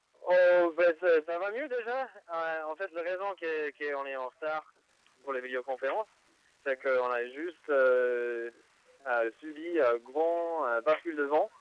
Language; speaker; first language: French; non-native, fluent; English